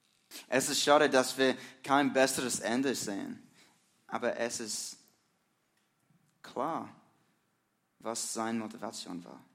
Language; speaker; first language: German; non-native, learner; English